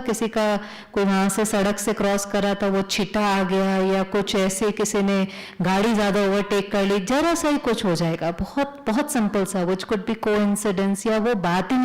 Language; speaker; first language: Hindi; native; Hindi